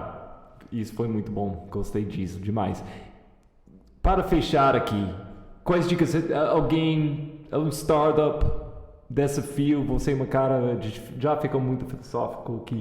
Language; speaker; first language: Portuguese; non-native, fluent; English